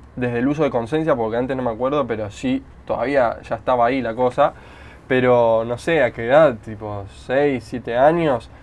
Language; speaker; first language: Spanish; native; Spanish